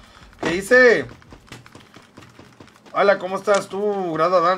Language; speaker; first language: Spanish; native; Spanish